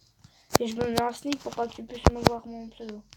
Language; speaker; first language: French; native; French